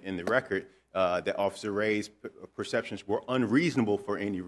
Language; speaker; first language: English; native; English